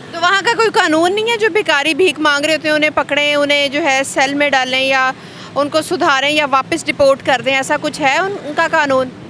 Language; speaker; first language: Urdu; non-native, local second language; Punjabi